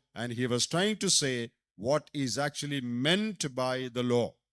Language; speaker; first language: English; non-native, local second language; Malayalam